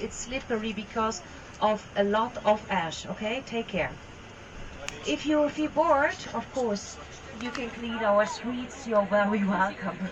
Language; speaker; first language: English; non-native, fluent; Italian